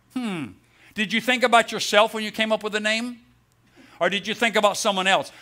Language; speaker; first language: English; native; English